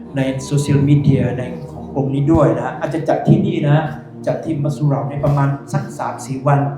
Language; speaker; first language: Thai; non-native, local second language; Pattani Malay